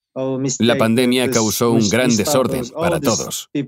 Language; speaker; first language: Spanish; non-native, fluent; Chinese